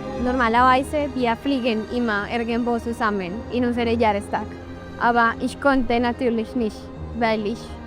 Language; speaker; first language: German; non-native, fluent; Spanish